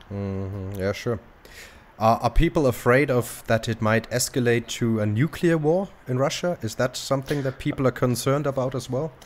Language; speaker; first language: English; non-native, fluent; German